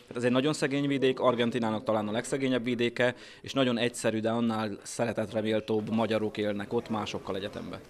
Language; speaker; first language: Hungarian; native; Hungarian